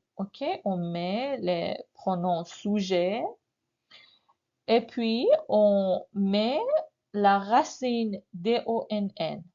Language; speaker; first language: French; non-native, fluent; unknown